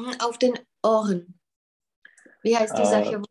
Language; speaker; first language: German; non-native, fluent; Czech